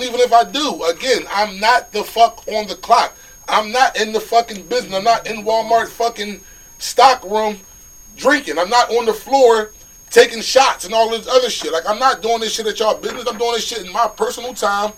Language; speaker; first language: English; native; English